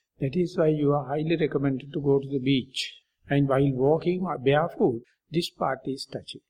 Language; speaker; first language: English; non-native, local second language; Sinhala